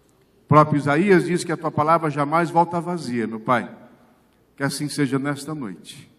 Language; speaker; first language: Portuguese; native; Portuguese